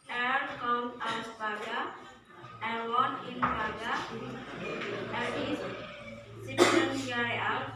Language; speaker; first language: German; non-native, learner; Indonesian